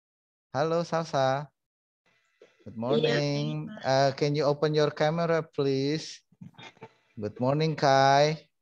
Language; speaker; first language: English; non-native, fluent; Indonesian